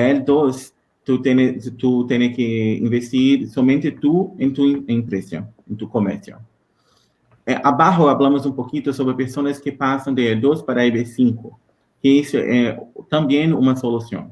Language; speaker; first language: Spanish; non-native, learner; Portuguese